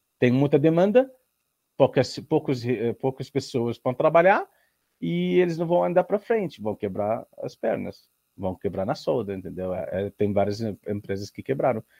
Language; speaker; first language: Portuguese; non-native, learner; Arabic